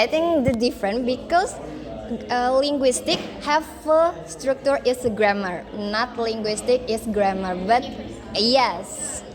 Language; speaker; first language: English; non-native, learner; Indonesian